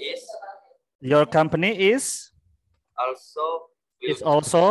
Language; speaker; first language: English; non-native, learner; Indonesian